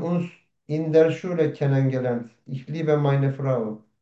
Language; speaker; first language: German; non-native, learner; Turkish